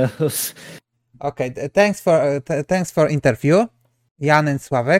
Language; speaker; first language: English; non-native, learner; Polish